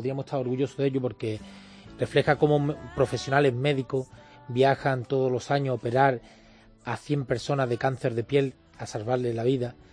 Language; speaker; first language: Spanish; native; Spanish